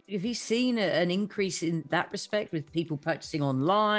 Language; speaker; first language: English; native; English